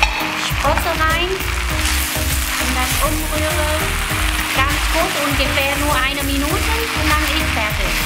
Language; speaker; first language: German; non-native, learner; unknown